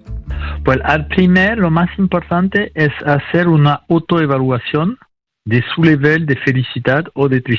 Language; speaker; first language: Spanish; non-native, fluent; French